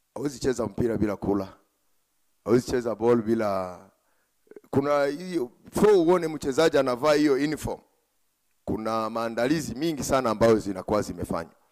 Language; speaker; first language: Swahili; non-native, local second language; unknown